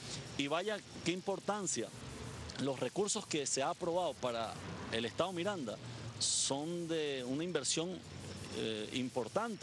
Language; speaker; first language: Spanish; native; Spanish